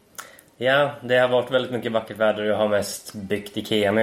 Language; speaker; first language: Swedish; native; Swedish